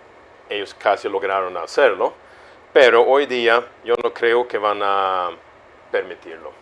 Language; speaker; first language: Spanish; non-native, fluent; Swedish